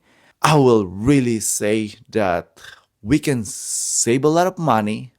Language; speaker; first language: English; non-native, fluent; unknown